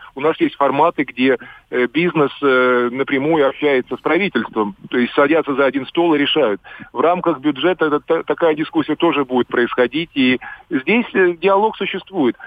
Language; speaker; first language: Russian; native; Russian